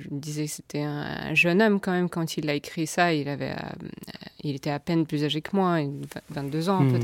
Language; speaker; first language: French; non-native, fluent; Russian